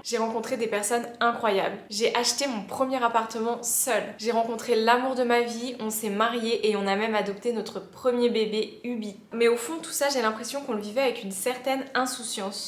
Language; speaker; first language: French; native; French